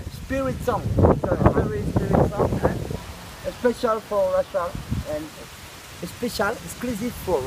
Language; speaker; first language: English; non-native, learner; Morisyen